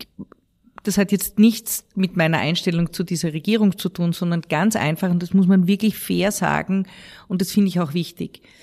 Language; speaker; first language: German; native; German